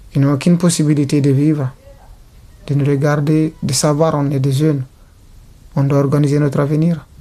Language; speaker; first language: French; non-native, local second language; Fula